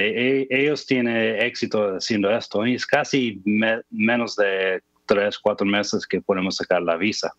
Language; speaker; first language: Spanish; non-native, fluent; English